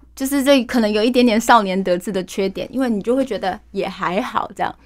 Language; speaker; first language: Chinese; native; Chinese